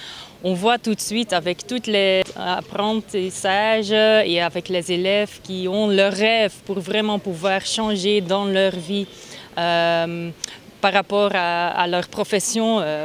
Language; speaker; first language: French; non-native, local second language; Dutch